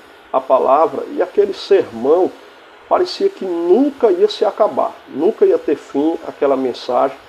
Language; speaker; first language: Portuguese; native; Portuguese